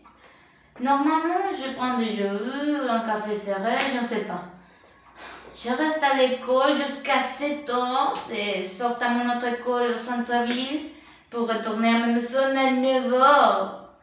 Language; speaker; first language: French; non-native, learner; Spanish